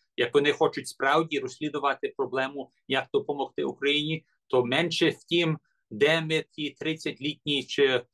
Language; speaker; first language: Ukrainian; early bilingual, heritage; English